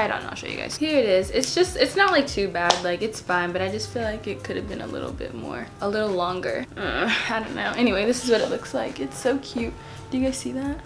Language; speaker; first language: English; native; English